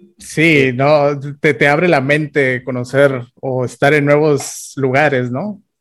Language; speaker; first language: Spanish; native; Spanish